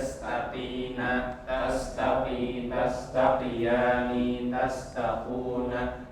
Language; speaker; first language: Arabic; non-native, learner; Indonesian